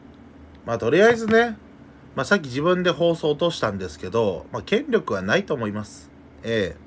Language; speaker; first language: Japanese; native; Japanese